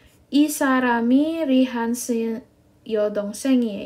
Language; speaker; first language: Korean; non-native, learner; Indonesian